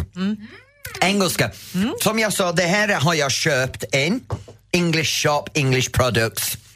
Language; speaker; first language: Swedish; non-native, fluent; English